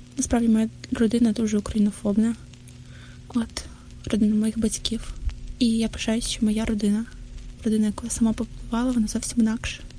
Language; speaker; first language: Ukrainian; non-native, local second language; Russian